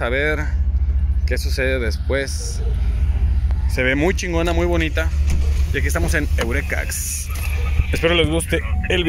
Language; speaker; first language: Spanish; native; Spanish